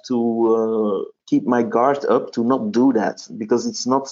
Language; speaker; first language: English; non-native, fluent; Dutch